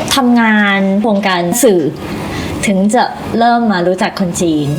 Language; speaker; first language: Thai; early bilingual, other home language; Chinese